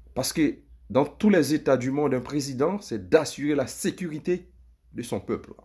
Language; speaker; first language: French; native; French